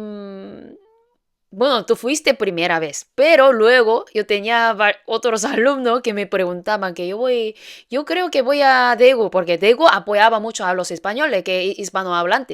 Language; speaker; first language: Spanish; non-native, fluent; Korean